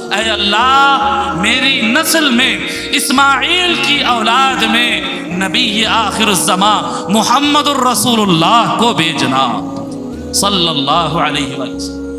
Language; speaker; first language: Urdu; native; Urdu